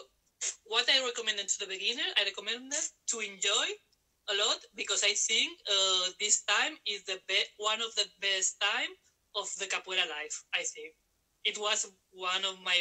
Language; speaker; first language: English; non-native, learner; Spanish